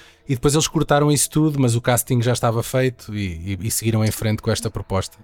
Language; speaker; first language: Portuguese; native; Portuguese